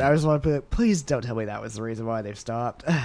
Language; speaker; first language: English; native; English